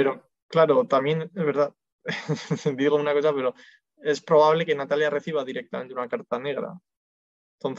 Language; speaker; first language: Spanish; non-native, fluent; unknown